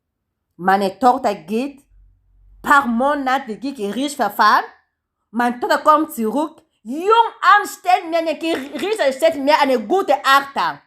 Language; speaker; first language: German; non-native, learner; Lingala